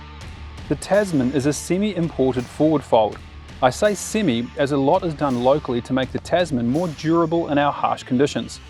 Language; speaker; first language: English; native; English